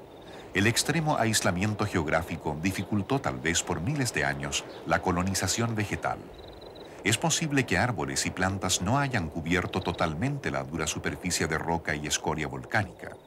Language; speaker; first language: Spanish; native; Spanish